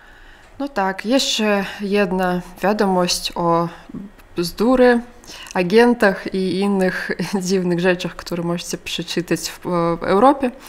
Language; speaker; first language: Polish; non-native, fluent; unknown